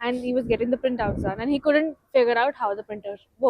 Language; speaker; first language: English; non-native, local second language; Hindi